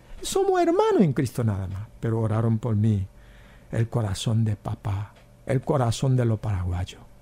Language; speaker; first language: Spanish; non-native, fluent; Korean